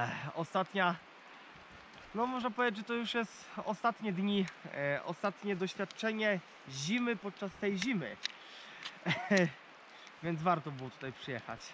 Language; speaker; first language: Polish; native; Polish